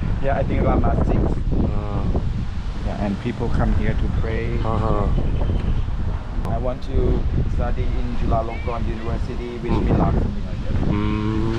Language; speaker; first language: English; non-native, fluent; Thai